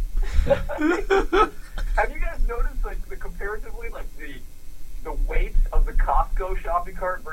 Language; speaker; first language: English; native; English